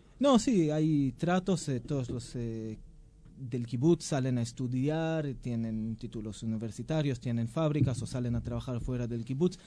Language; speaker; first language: Spanish; non-native, fluent; Hebrew